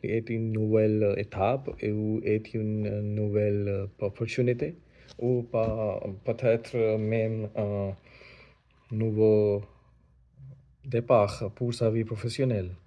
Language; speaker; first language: French; non-native, learner; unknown